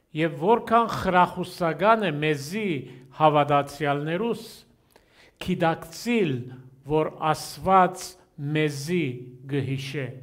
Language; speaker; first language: Armenian; early bilingual, heritage; Armenian